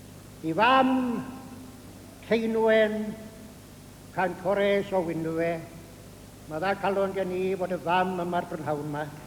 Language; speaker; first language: Welsh; native; Welsh